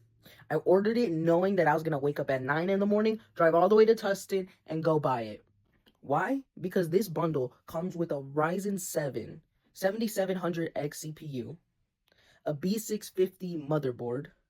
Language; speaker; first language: English; native; English